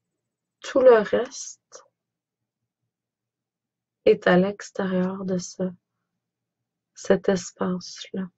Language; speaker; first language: French; native; French